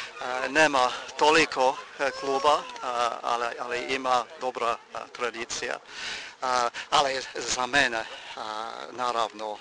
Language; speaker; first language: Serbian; non-native, learner; English